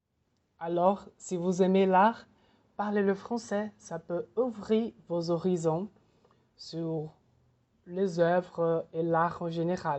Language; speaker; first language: French; non-native, fluent; Portuguese